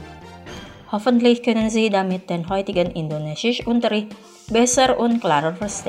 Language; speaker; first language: German; non-native, fluent; Indonesian